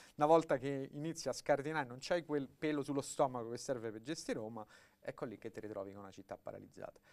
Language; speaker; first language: Italian; native; Italian